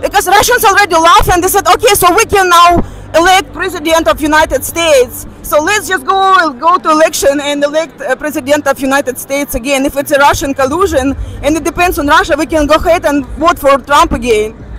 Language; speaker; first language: English; non-native, fluent; Russian